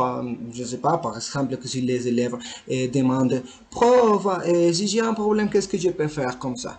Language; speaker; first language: French; non-native, learner; Spanish